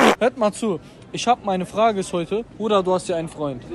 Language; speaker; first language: German; native; German